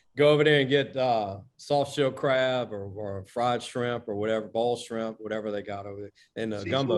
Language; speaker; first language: English; native; English